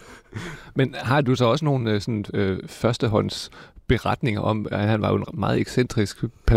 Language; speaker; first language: Danish; native; Danish